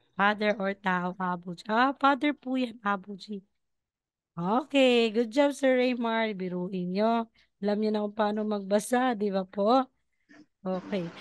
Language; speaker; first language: Filipino; non-native, local second language; Cebuano